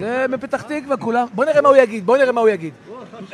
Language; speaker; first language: Hebrew; native; Hebrew